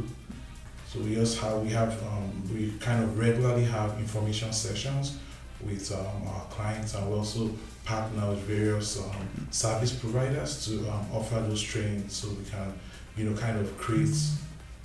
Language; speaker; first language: English; non-native, local second language; Yoruba